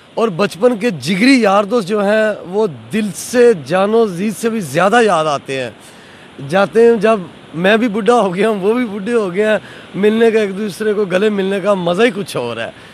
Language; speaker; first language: Urdu; non-native, local second language; Punjabi